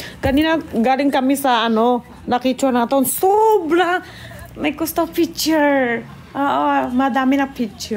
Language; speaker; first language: Filipino; non-native, learner; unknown